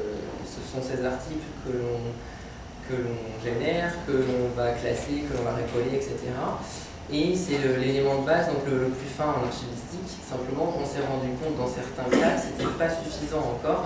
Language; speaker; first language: French; native; French